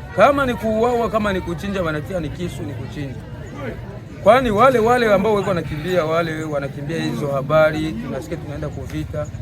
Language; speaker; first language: Swahili; native; Swahili